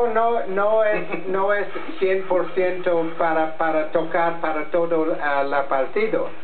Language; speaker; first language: Spanish; non-native, learner; English